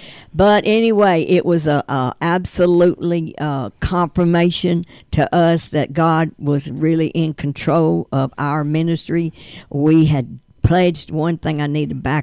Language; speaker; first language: English; native; English